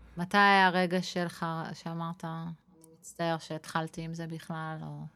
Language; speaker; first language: Hebrew; native; Hebrew